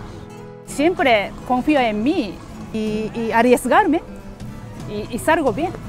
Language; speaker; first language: Spanish; non-native, learner; Japanese